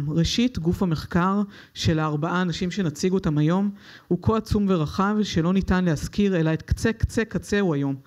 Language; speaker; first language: Hebrew; native; Hebrew